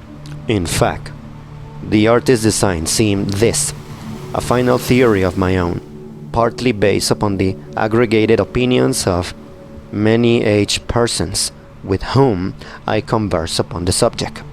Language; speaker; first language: English; non-native, fluent; Spanish